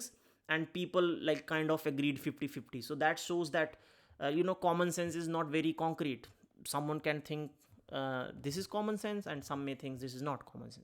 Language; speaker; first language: English; non-native, local second language; Hindi